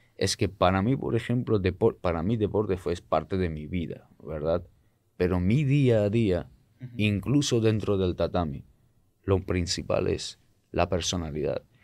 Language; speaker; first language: Spanish; non-native, fluent; Georgian